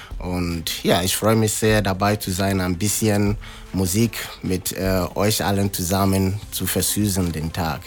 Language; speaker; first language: German; non-native, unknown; Akan